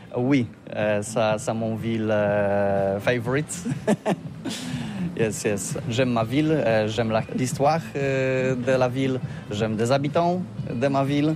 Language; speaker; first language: French; non-native, fluent; Polish